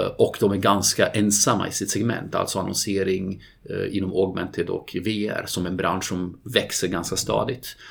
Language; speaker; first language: Swedish; non-native, fluent; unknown